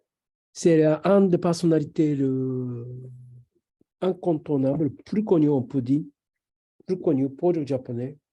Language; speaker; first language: French; non-native, fluent; Japanese